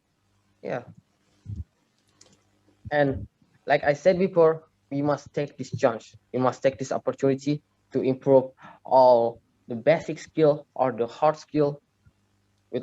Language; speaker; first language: English; non-native, learner; Indonesian